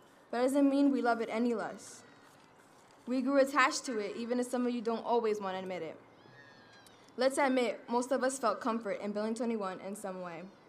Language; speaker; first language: English; early bilingual, other home language; Spanish